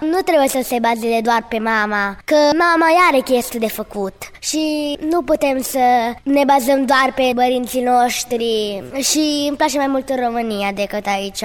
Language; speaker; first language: Romanian; early bilingual, heritage; Romanian